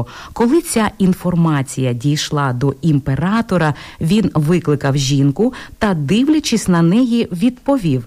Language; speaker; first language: Ukrainian; native; Ukrainian